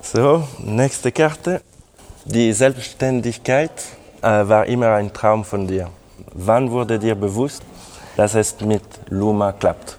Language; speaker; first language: German; non-native, local second language; French